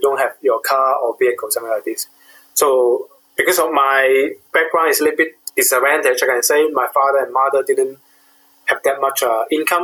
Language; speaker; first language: English; non-native, local second language; Cantonese